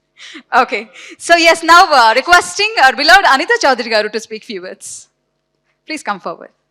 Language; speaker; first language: Telugu; native; Telugu